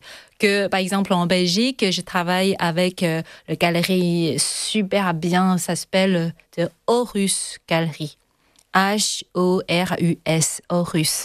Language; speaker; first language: French; non-native, learner; Chinese